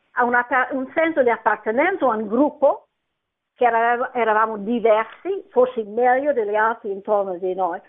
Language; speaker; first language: Italian; non-native, fluent; English